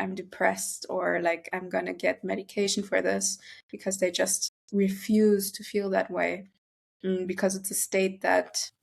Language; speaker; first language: English; non-native, fluent; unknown